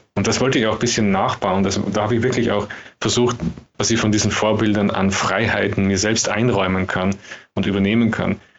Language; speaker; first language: German; native; German